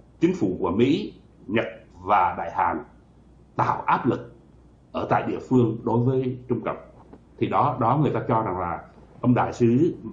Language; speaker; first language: Vietnamese; native; Vietnamese